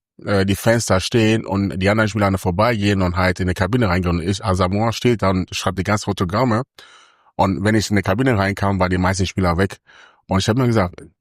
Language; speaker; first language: German; early bilingual, other home language; Akan